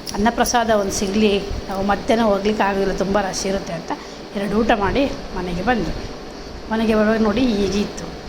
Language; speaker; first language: Kannada; non-native, local second language; Tulu